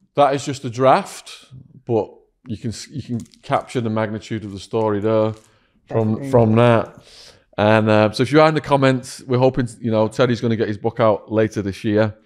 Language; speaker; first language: English; native; English